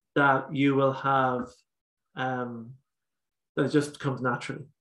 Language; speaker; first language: English; native; English